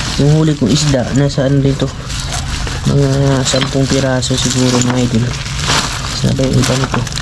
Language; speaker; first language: Filipino; non-native, local second language; Cebuano